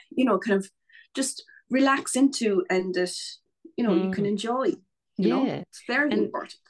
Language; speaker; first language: English; native; English